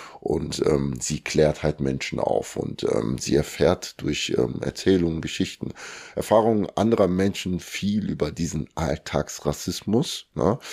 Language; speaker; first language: German; early bilingual, other home language; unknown